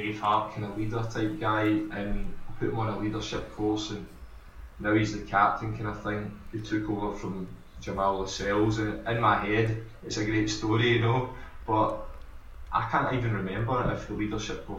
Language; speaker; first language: English; native; English